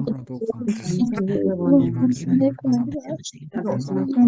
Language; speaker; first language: Korean; native; Korean